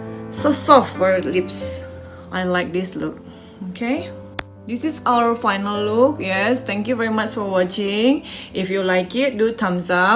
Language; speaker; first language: English; non-native, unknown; Indonesian